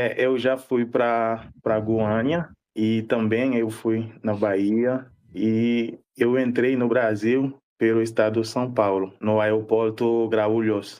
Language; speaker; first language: Portuguese; non-native, fluent; Haitian Creole